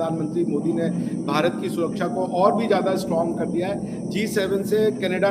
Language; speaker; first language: Hindi; native; Hindi